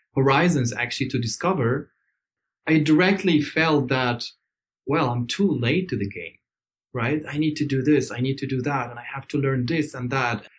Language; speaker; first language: English; non-native, fluent; Arabic